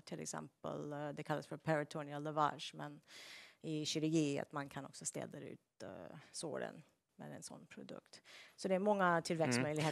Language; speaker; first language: Swedish; non-native, fluent; English